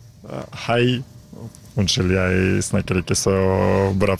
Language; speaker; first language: Norwegian; non-native, learner; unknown